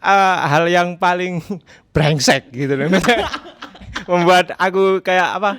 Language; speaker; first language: Indonesian; native; Indonesian